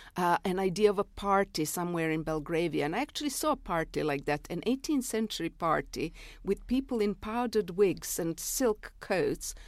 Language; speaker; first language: English; non-native, fluent; Serbian